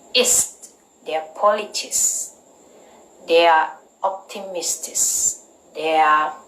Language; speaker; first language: German; non-native, learner; Indonesian